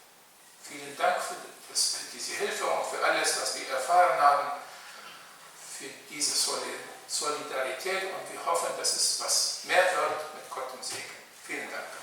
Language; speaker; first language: German; non-native, fluent; Arabic